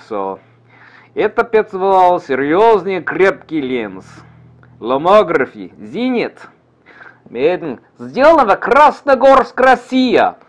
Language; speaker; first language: Russian; non-native, fluent; English